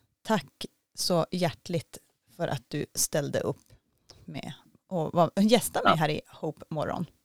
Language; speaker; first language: Swedish; native; Swedish